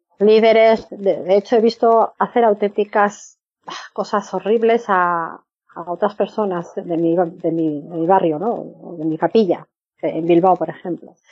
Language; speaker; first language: Spanish; native; Spanish